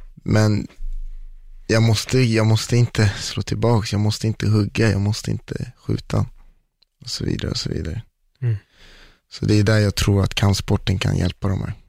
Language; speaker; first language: Swedish; early bilingual, other home language; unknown